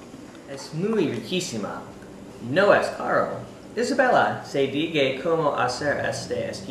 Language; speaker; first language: Spanish; non-native, learner; English